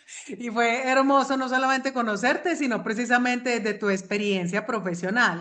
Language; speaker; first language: Spanish; native; Spanish